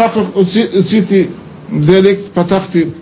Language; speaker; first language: Hebrew; non-native, learner; Russian